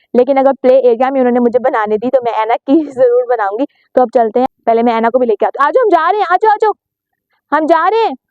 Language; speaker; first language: Urdu; native; Urdu